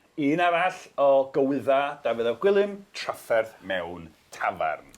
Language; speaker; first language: Welsh; non-native, fluent; English